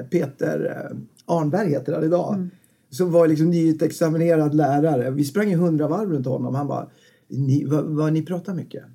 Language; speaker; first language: Swedish; native; Swedish